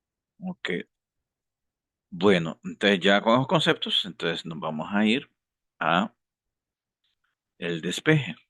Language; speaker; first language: Spanish; native; Spanish